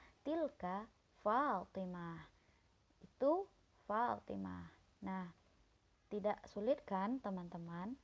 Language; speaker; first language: Indonesian; native; Indonesian